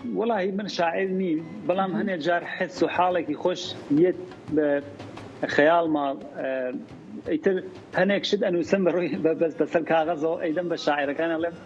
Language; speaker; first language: Central Kurdish; non-native, local second language; Gurani